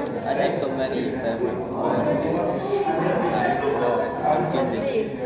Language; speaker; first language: English; non-native, learner; Indonesian